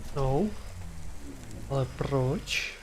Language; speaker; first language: Czech; non-native, learner; Ukrainian